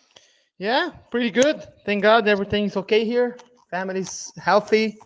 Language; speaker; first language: English; non-native, fluent; Portuguese